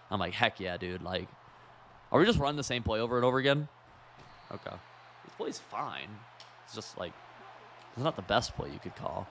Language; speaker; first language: English; native; English